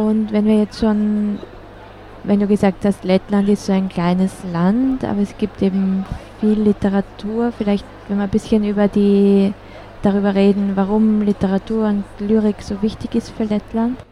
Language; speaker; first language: German; native; German